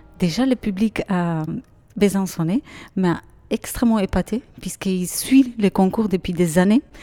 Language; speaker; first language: French; non-native, fluent; Hebrew